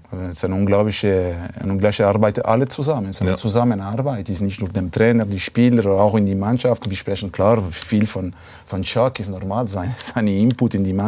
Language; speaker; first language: German; non-native, fluent; Italian